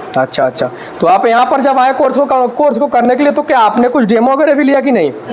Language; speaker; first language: Hindi; native; Hindi